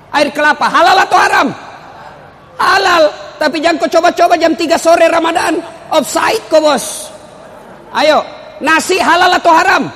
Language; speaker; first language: Indonesian; non-native, local second language; Buginese